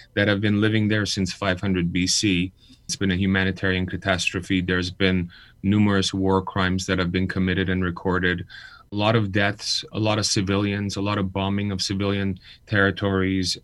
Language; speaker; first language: English; early bilingual, other home language; Armenian